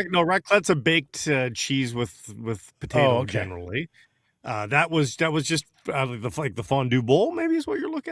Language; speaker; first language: English; native; English